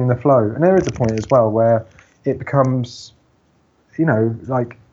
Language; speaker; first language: English; native; English